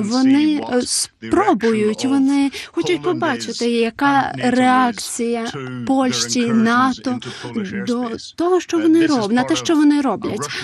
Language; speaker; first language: Ukrainian; non-native, fluent; English